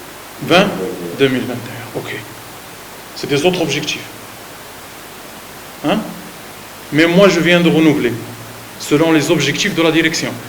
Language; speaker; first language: French; non-native, fluent; Arabic